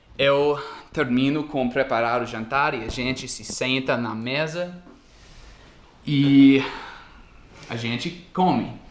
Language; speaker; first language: Portuguese; non-native, fluent; English